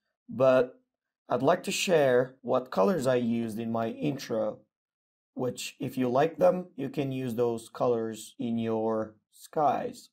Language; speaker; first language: English; non-native, fluent; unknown